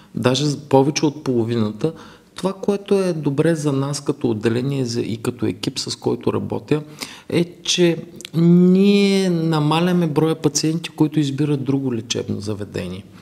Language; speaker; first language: Bulgarian; native; Bulgarian